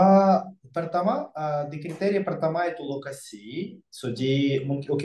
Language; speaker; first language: Indonesian; non-native, fluent; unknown